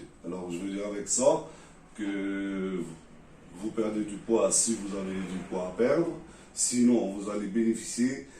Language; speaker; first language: French; non-native, learner; Portuguese